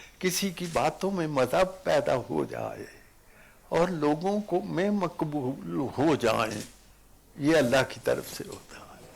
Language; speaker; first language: Urdu; non-native, local second language; Punjabi